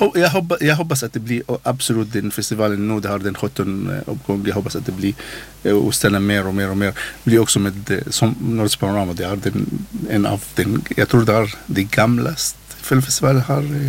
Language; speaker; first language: Swedish; non-native, learner; Arabic